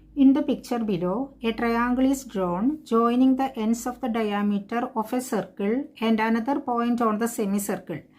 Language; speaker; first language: English; non-native, local second language; Malayalam